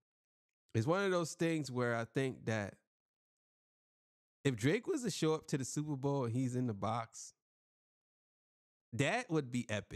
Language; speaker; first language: English; native; English